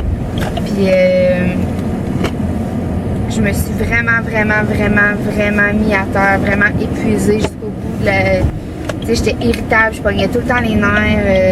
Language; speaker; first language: French; native; French